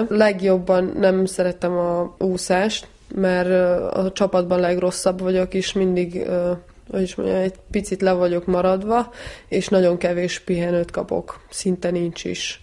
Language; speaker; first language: Hungarian; early bilingual, heritage; Hungarian